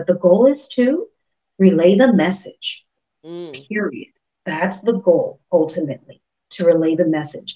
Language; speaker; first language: English; early bilingual, other home language; Spanish